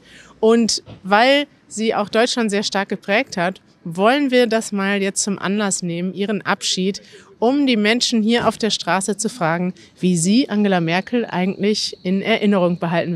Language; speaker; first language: German; native; German